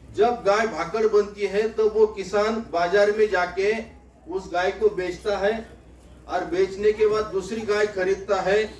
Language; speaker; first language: Hindi; non-native, local second language; Marathi